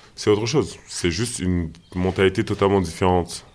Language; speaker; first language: French; native; French